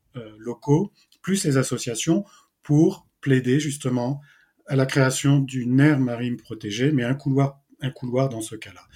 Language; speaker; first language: French; native; French